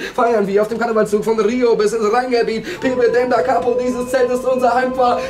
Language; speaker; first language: German; native; German